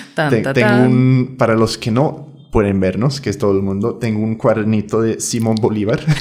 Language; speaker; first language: Spanish; non-native, fluent; English